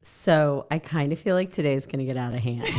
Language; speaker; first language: English; native; English